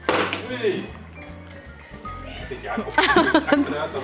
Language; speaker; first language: Dutch; native; Dutch